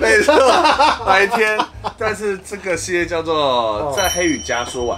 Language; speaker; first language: Chinese; native; Chinese